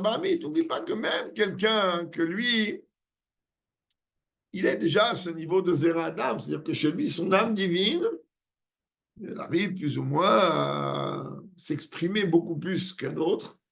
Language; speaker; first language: French; native; French